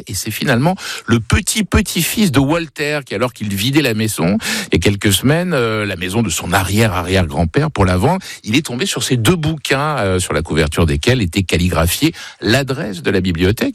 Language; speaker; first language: French; native; French